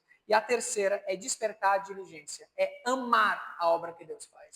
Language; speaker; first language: Portuguese; native; Portuguese